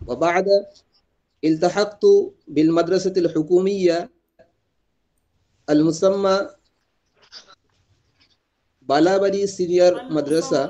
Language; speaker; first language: Arabic; non-native, learner; Bangla